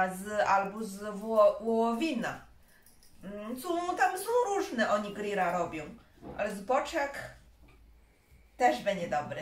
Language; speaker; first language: Polish; non-native, learner; Chinese